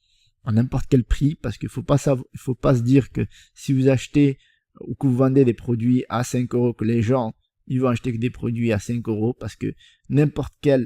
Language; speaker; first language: French; native; French